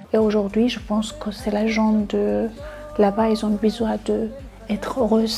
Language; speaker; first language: French; non-native, learner; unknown